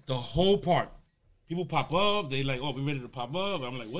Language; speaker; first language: English; early bilingual, other home language; Spanish